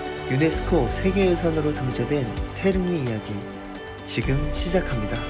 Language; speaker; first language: Korean; native; Korean